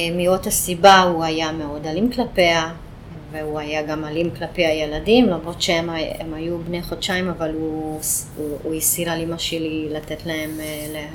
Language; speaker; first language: Hebrew; non-native, fluent; Hungarian